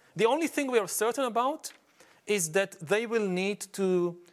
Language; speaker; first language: English; non-native, fluent; Hebrew